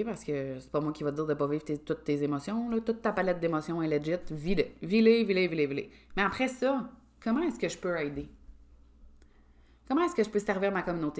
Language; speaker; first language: French; native; French